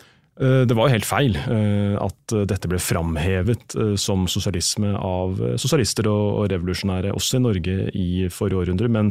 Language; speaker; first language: Norwegian; native; Norwegian